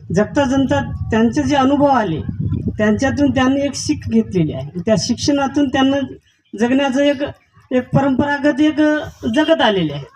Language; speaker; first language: Marathi; non-native, local second language; Lambadi